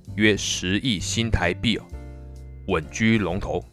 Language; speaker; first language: Chinese; native; Chinese